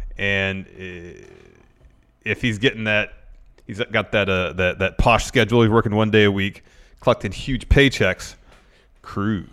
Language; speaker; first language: English; native; English